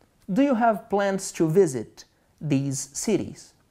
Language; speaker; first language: English; non-native, fluent; Portuguese